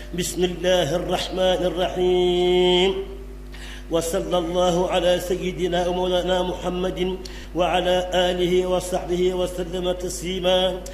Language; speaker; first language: Arabic; non-native, fluent; Wolof